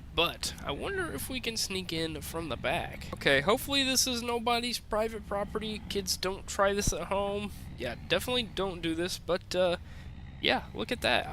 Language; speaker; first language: English; native; English